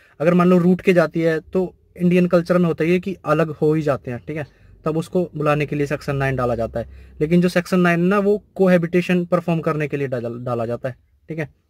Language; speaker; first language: Hindi; native; Hindi